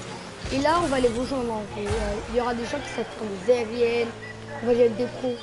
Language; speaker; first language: French; native; French